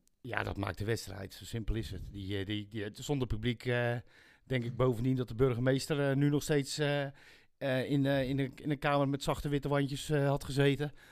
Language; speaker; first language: Dutch; native; Dutch